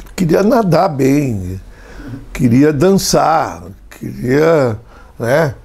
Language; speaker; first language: Portuguese; native; Portuguese